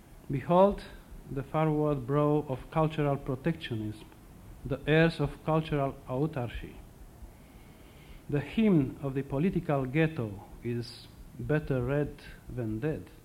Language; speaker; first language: English; non-native, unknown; Romanian